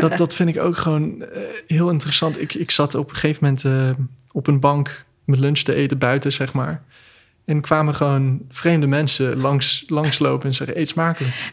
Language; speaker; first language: Dutch; non-native, fluent; English